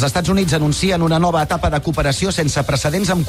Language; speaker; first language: Catalan; native; Catalan